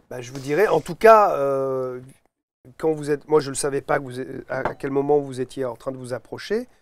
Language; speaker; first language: French; native; French